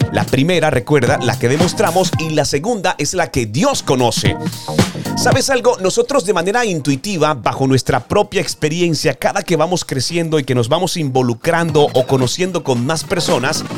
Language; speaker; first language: Spanish; native; Spanish